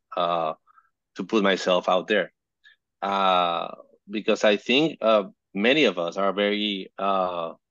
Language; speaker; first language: English; non-native, fluent; Spanish